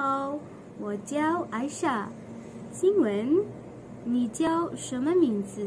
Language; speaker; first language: Chinese; non-native, learner; Malay